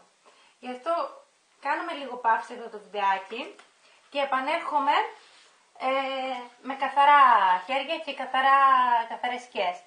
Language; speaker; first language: Greek; native; Greek